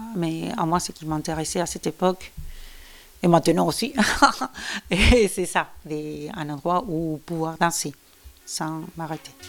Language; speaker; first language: French; non-native, fluent; Spanish